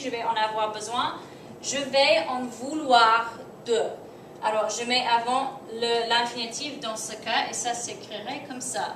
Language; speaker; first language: French; non-native, fluent; English